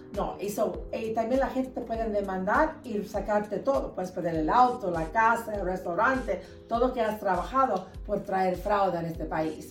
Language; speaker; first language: Spanish; early bilingual, heritage; Spanish